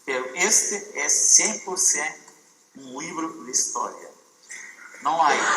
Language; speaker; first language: Portuguese; non-native, fluent; Spanish